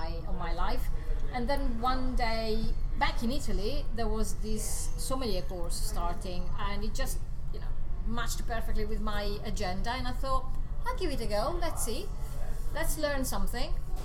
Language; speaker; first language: English; non-native, fluent; Italian